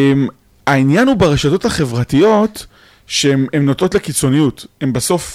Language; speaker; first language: Hebrew; native; Hebrew